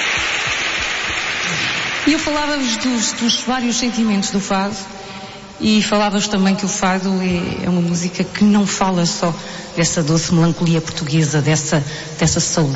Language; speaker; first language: Portuguese; native; Portuguese